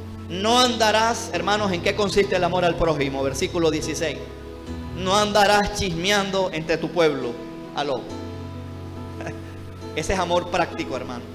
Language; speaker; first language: Spanish; native; Spanish